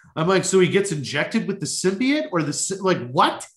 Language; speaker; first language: English; native; English